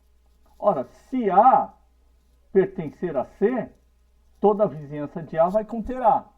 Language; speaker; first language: Portuguese; native; Portuguese